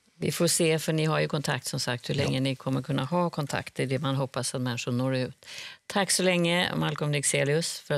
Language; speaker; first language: Swedish; native; Swedish